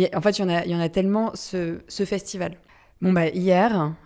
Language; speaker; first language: French; native; French